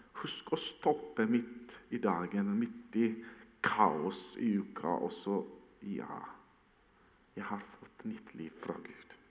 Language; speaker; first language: Norwegian; non-native, fluent; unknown